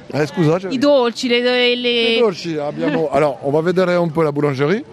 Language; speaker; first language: Italian; non-native, learner; French